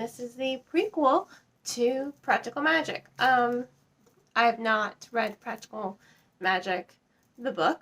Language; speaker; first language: English; native; English